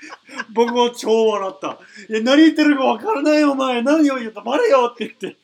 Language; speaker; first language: Japanese; non-native, learner; English